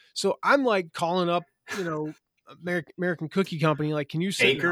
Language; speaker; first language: English; native; English